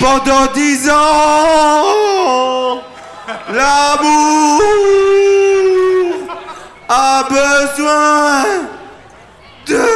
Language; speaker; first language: French; native; French